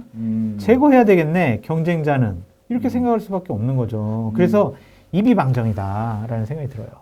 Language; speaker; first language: Korean; native; Korean